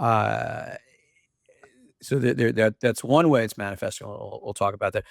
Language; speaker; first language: English; native; English